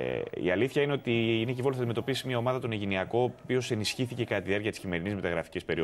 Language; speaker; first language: Greek; native; Greek